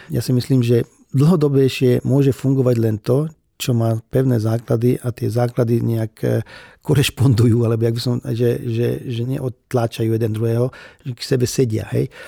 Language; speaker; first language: Slovak; non-native, local second language; Hungarian